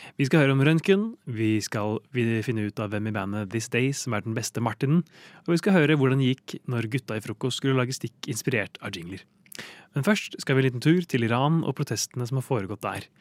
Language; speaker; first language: Norwegian; native; Norwegian